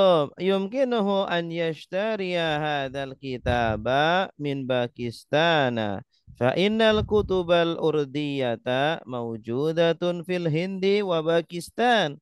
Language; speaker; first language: Arabic; non-native, fluent; Indonesian